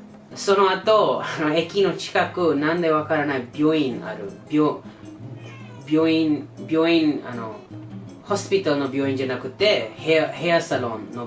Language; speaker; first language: Japanese; non-native, learner; English